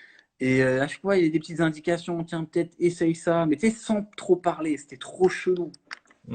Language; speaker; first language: French; native; French